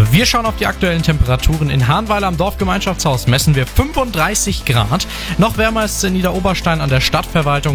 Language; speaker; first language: German; native; German